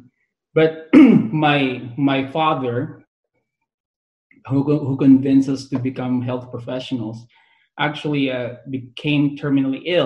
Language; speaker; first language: English; non-native, local second language; Pangasinan